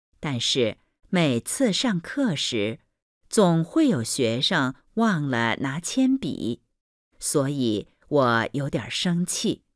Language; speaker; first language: Chinese; non-native, fluent; Vietnamese